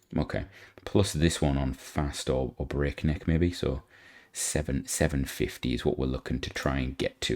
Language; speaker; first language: English; native; English